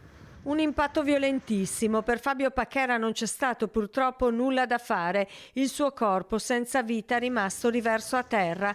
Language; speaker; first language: Italian; native; Italian